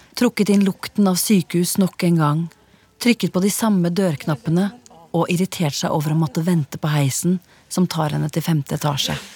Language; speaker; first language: Norwegian; native; Norwegian